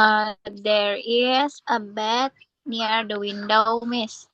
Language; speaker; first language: English; non-native, learner; Indonesian